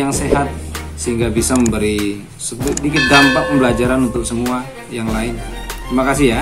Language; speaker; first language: Indonesian; native; Indonesian